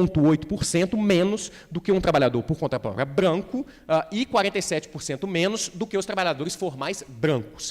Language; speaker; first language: Portuguese; native; Portuguese